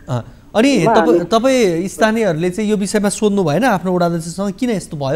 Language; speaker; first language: Nepali; native; Nepali